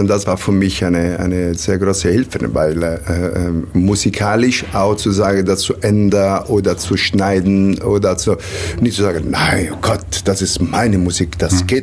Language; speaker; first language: German; non-native, learner; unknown